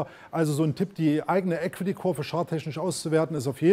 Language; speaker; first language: German; native; German